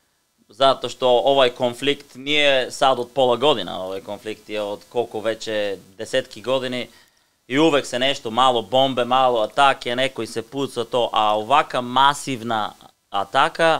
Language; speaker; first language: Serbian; non-native, learner; Bulgarian